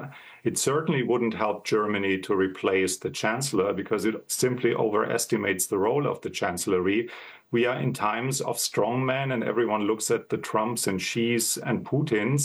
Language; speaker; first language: English; non-native, fluent; German